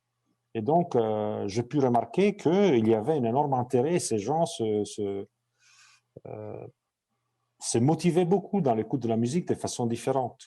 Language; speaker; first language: French; non-native, fluent; Italian